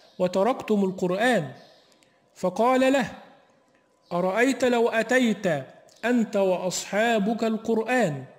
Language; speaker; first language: Arabic; native; Arabic